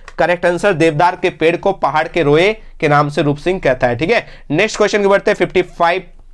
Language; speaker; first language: Hindi; non-native, local second language; Bangla